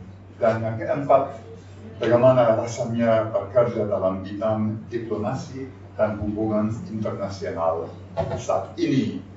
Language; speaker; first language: Indonesian; non-native, fluent; English